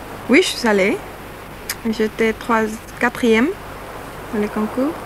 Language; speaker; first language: French; non-native, fluent; Spanish